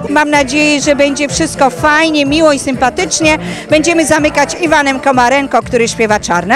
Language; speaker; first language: Polish; native; Polish